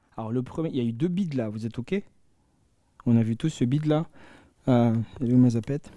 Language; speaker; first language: French; non-native, local second language; Malagasy